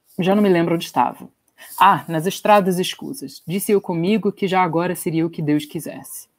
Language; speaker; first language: Portuguese; non-native, fluent; English